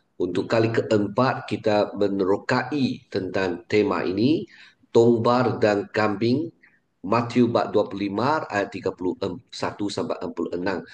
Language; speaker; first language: Malay; non-native, local second language; Chinese